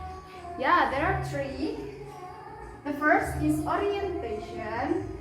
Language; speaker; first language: English; non-native, fluent; Indonesian